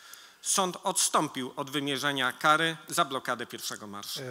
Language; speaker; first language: Polish; native; Polish